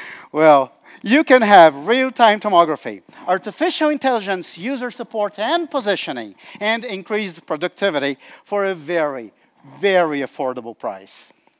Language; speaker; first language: English; non-native, fluent; Portuguese